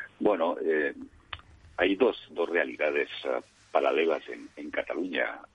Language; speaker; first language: Spanish; non-native, local second language; Catalan